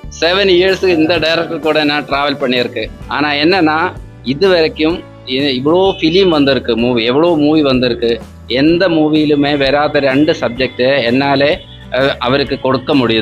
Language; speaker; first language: Tamil; non-native, learner; Malayalam